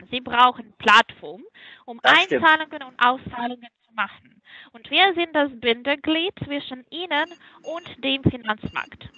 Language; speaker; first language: German; non-native, fluent; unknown